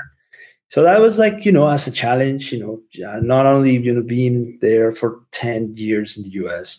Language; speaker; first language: English; non-native, fluent; Spanish